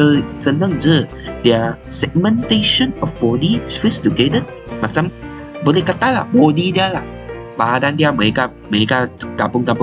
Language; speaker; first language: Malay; non-native, local second language; Chinese